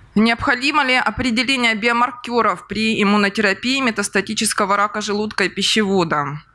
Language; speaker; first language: Russian; native; Russian